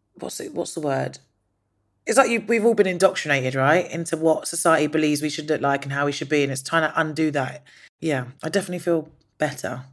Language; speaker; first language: English; native; English